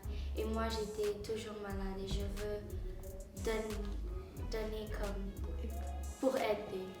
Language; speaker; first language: French; non-native, fluent; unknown